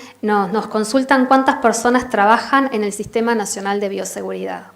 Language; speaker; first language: Spanish; native; Spanish